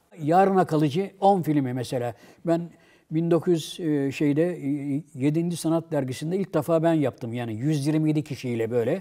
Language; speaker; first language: Turkish; native; Turkish